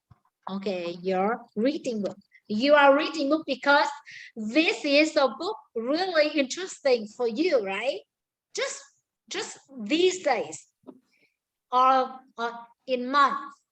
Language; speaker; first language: English; non-native, learner; Vietnamese